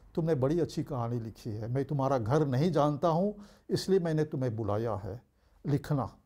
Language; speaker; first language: Hindi; early bilingual, heritage; Bhojpuri